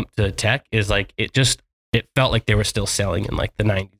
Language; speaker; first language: English; native; English